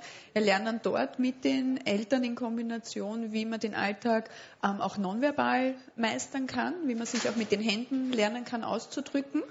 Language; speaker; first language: German; native; German